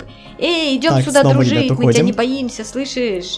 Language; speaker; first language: Russian; native; Russian